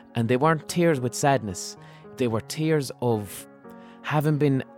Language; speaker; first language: English; native; English